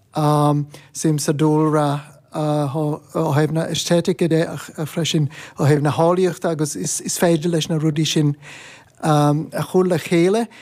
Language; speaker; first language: Irish; non-native, fluent; Czech